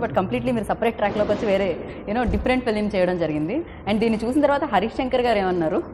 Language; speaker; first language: Telugu; native; Telugu